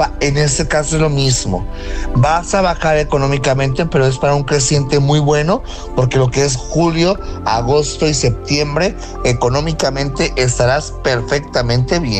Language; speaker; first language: Spanish; native; Spanish